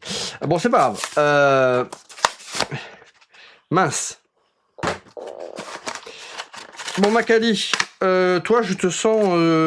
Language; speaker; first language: French; native; French